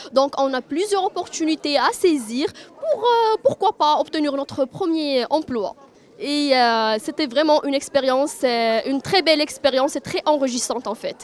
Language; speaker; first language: French; non-native, local second language; Arabic